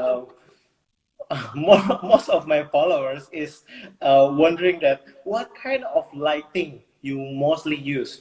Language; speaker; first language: English; non-native, fluent; Indonesian